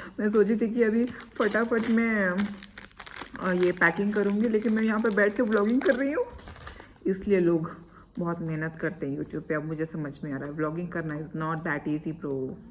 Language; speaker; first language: Hindi; non-native, local second language; Kannada